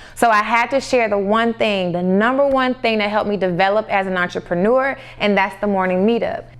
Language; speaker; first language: English; native; English